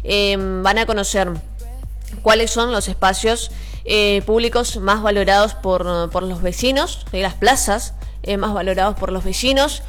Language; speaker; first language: Spanish; native; Spanish